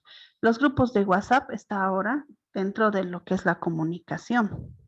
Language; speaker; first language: Spanish; native; Spanish